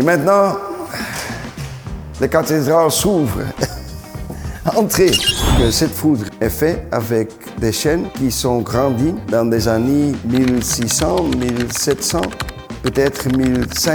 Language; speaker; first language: French; non-native, local second language; Dutch